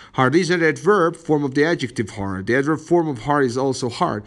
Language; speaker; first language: English; non-native, fluent; Persian